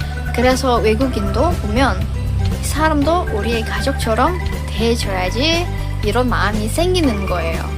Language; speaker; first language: Korean; non-native, fluent; Indonesian